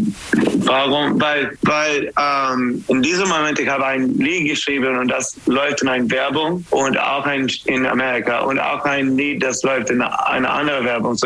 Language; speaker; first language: German; non-native, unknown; English